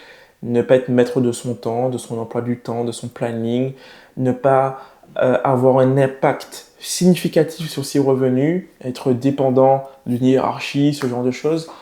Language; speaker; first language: French; native; French